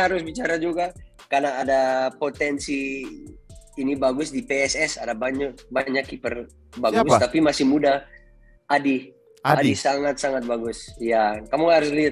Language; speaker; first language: Indonesian; non-native, fluent; Dutch